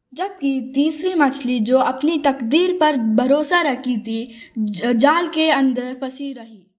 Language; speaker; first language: Hindi; non-native, local second language; Telugu